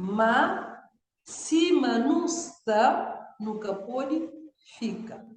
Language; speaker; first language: Portuguese; non-native, local second language; Kabuverdianu